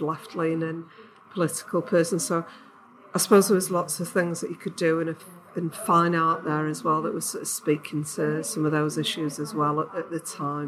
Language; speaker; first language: English; native; English